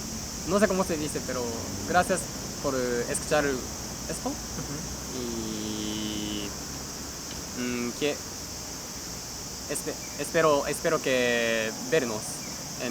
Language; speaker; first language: Spanish; non-native, learner; Japanese